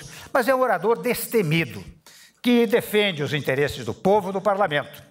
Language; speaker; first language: Portuguese; native; Portuguese